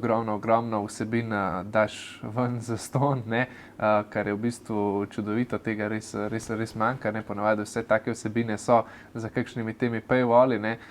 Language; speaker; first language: Slovenian; native; Slovenian